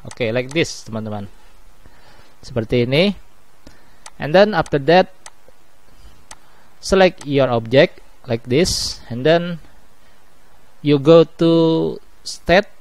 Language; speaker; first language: English; non-native, learner; Indonesian